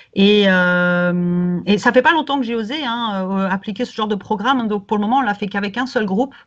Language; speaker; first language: French; native; French